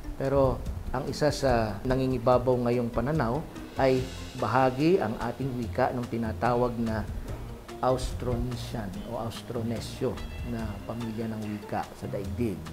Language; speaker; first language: Filipino; native; Filipino